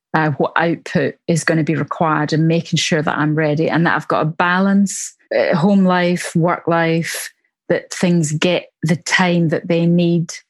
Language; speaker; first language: English; native; English